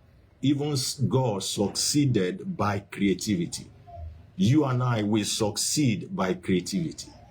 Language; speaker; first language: English; non-native, local second language; Yoruba